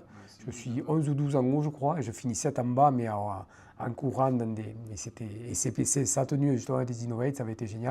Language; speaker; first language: French; native; French